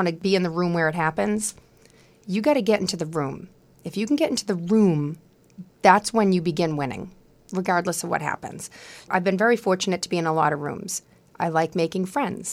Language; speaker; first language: English; native; English